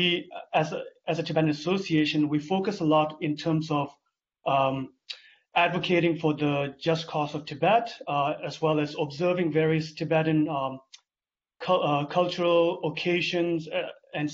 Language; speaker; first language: English; non-native, local second language; Tibetan